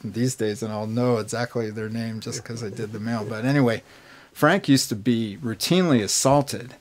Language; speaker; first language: English; native; English